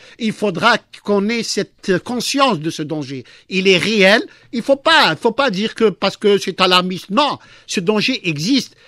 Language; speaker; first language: French; non-native, local second language; Arabic